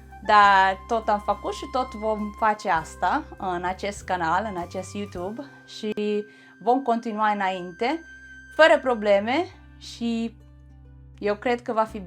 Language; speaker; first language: Romanian; non-native, fluent; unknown